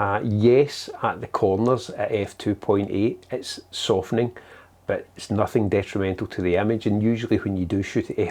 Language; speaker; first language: English; native; English